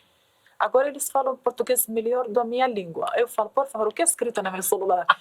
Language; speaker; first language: Portuguese; non-native, learner; Arabic